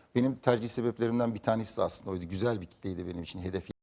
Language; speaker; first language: Turkish; native; Turkish